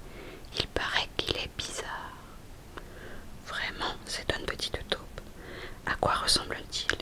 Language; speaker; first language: French; native; French